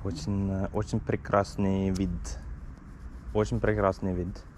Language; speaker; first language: Russian; non-native, learner; Norwegian